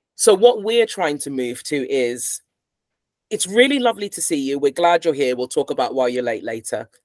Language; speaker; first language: English; native; English